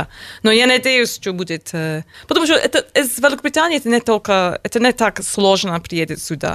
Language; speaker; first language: Russian; non-native, learner; English